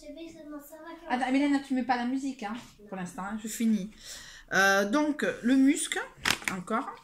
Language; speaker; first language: French; native; French